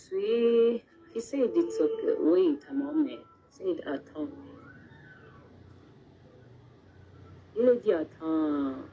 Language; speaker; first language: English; non-native, local second language; Kinyarwanda